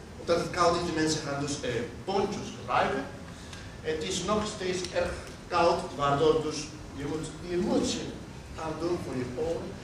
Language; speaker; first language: Dutch; non-native, fluent; Spanish